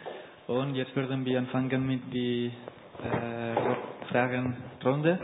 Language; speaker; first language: German; non-native, learner; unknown